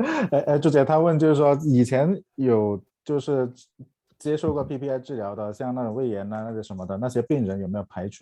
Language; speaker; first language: Chinese; native; Chinese